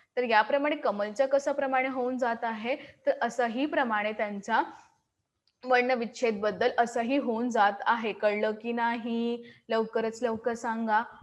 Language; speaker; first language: Marathi; non-native, local second language; Hindi